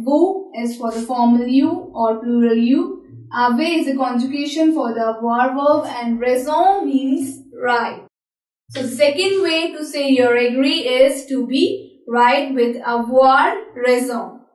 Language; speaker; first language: English; non-native, local second language; Hindi